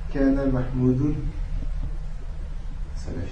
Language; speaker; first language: Arabic; non-native, learner; French